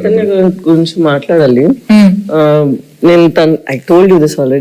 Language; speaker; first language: Telugu; non-native, fluent; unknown